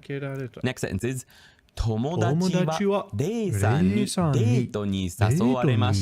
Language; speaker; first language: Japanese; non-native, learner; English